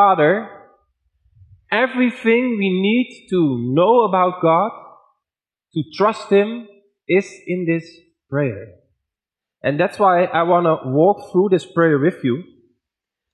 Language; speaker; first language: English; non-native, fluent; Dutch